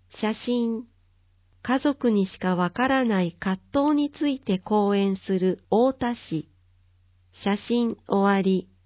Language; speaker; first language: Japanese; native; Japanese